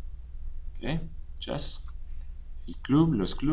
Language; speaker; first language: Spanish; non-native, fluent; English